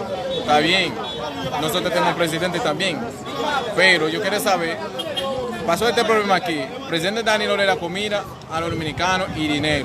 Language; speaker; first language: Spanish; non-native, fluent; Haitian Creole